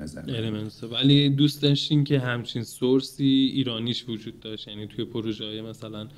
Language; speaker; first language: Persian; native; Persian